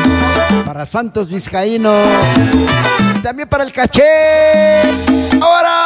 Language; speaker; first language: Spanish; native; Spanish